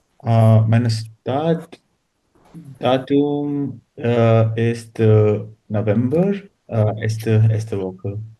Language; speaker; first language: German; non-native, learner; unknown